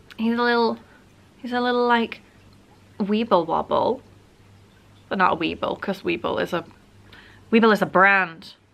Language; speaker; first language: English; native; English